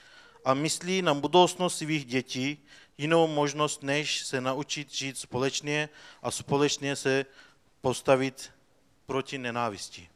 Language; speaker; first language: Czech; non-native, fluent; Turkish